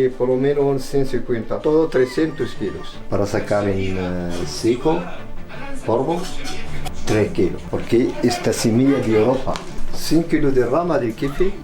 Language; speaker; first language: Spanish; non-native, learner; Arabic